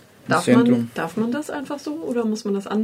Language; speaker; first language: German; native; German